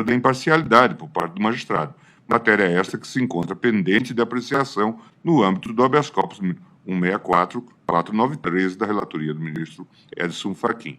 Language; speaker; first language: Portuguese; native; Portuguese